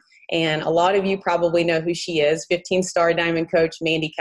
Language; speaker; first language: English; native; English